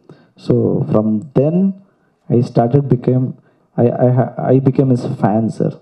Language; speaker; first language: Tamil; non-native, learner; Kannada